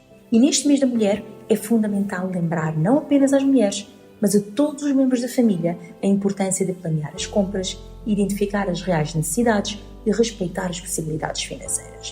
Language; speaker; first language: Portuguese; non-native, local second language; Kabuverdianu